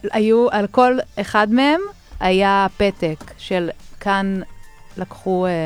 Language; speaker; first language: Hebrew; native; Hebrew